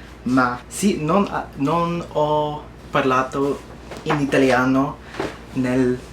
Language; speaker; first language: Italian; non-native, learner; English